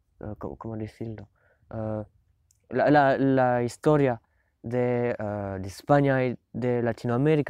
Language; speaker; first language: Spanish; non-native, learner; French